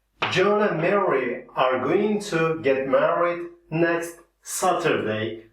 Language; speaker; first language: English; non-native, fluent; Turkish